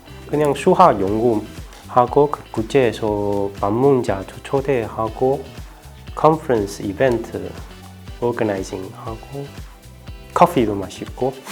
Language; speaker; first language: Korean; non-native, learner; Chinese